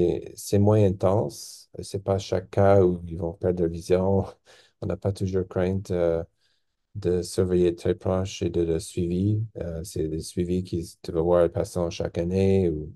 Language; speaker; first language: French; non-native, local second language; English